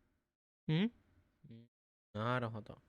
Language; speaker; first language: Japanese; non-native, learner; Filipino